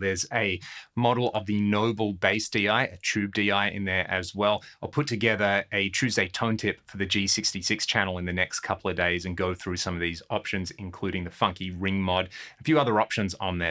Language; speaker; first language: English; native; English